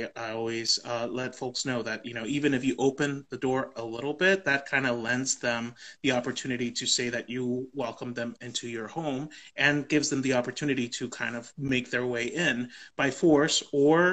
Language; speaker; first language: English; native; English